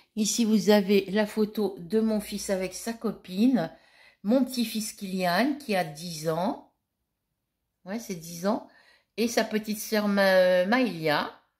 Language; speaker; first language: French; native; French